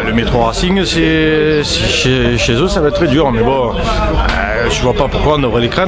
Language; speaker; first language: French; native; French